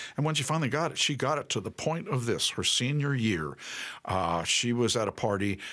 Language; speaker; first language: English; native; English